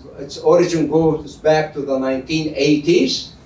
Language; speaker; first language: English; non-native, fluent; Arabic